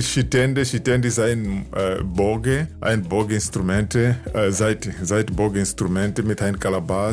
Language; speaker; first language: German; non-native, learner; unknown